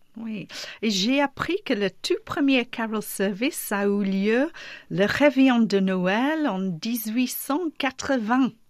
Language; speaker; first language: French; non-native, fluent; English